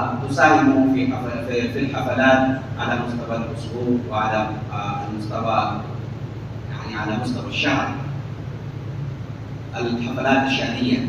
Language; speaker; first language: Arabic; non-native, fluent; Urdu